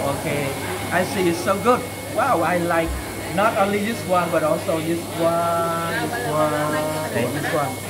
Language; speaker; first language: English; non-native, fluent; Vietnamese